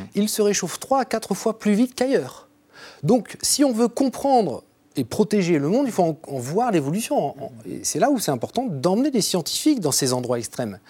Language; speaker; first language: French; native; French